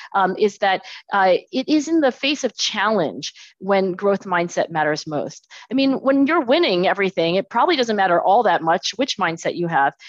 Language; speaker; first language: English; native; English